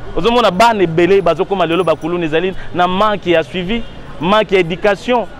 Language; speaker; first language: Lingala; non-native, local second language; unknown